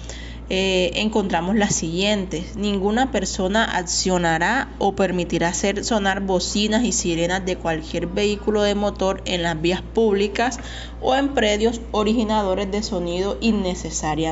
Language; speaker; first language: Spanish; native; Spanish